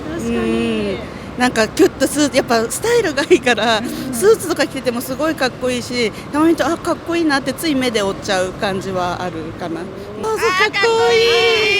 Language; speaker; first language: Japanese; native; Japanese